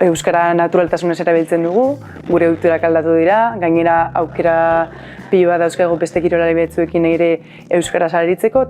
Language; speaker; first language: Basque; non-native, local second language; Spanish